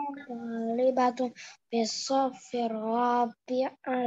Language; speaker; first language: Arabic; non-native, learner; Indonesian